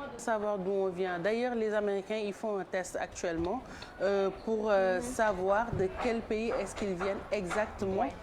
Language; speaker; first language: French; non-native, local second language; Wolof